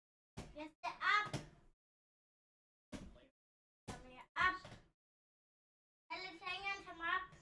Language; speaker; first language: Danish; early bilingual, other home language; Vietnamese